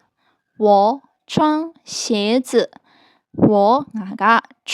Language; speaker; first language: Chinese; non-native, fluent; Burmese